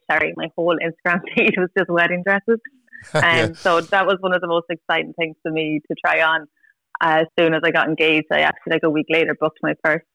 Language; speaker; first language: English; native; English